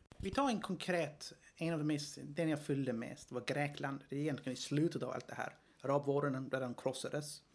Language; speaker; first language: Swedish; non-native, fluent; Greek